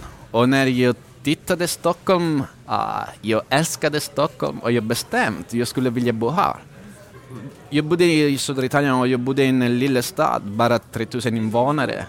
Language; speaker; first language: Swedish; non-native, learner; Italian